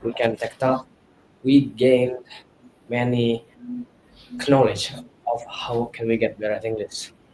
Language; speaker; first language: English; non-native, learner; Indonesian